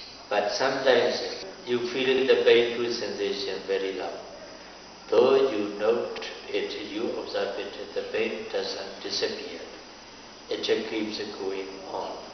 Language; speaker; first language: English; non-native, fluent; Burmese